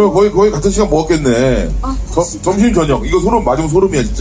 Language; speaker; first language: Korean; native; Korean